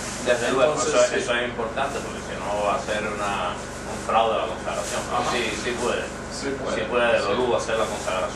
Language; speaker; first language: Spanish; native; Spanish